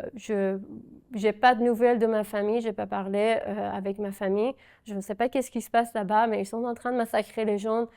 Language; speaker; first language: French; non-native, fluent; Persian